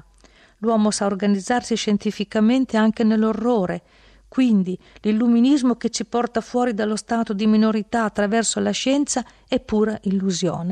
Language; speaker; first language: Italian; native; Italian